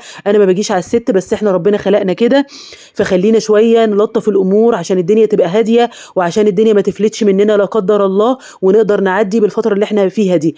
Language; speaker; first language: Arabic; native; Arabic